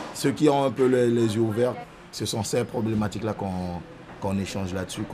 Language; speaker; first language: French; native; French